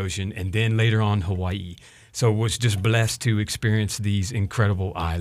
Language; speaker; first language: English; native; English